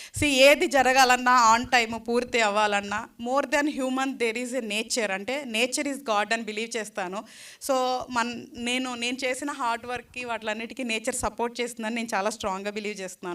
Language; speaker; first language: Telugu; native; Telugu